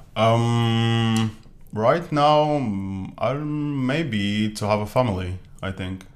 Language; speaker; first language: English; non-native, fluent; Arabic